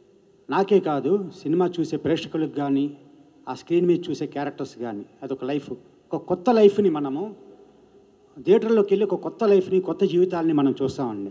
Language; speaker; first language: Telugu; native; Telugu